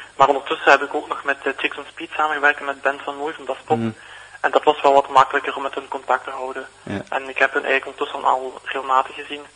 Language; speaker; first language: Dutch; native; Dutch